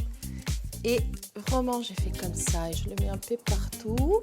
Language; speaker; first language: French; non-native, fluent; Italian